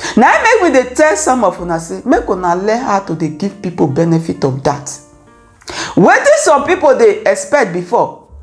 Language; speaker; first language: Nigerian Pidgin; native; Nigerian Pidgin